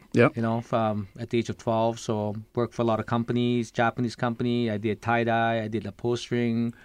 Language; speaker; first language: English; early bilingual, other home language; Lao